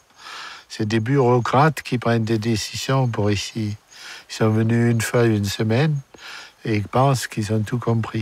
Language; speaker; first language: French; non-native, fluent; German